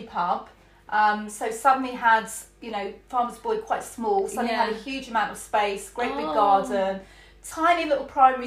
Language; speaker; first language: English; native; English